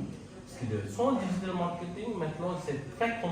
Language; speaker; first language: French; non-native, learner; Tamil